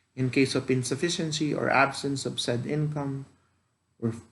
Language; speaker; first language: English; non-native, local second language; Filipino